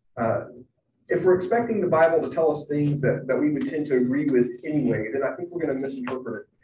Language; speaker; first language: English; native; English